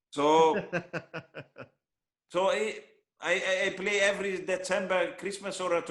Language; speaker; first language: English; non-native, learner; Hungarian